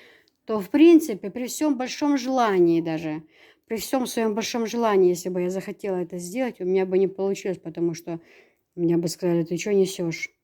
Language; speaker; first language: Russian; native; Russian